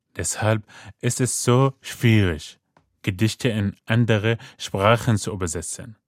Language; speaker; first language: German; non-native, fluent; Arabic